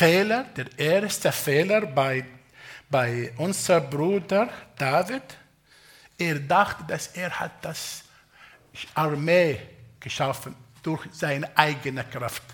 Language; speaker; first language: German; non-native, fluent; Arabic